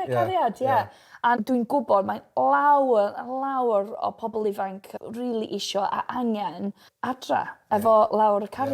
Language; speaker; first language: Welsh; non-native, local second language; English